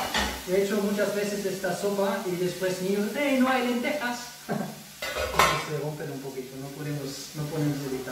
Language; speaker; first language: Spanish; non-native, fluent; German